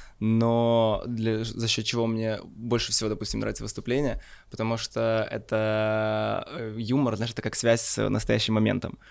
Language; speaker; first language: Russian; native; Russian